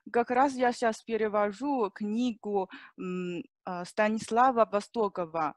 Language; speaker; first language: Russian; non-native, learner; Chinese